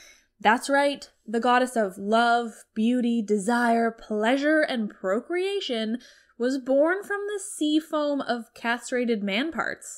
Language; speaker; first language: English; native; English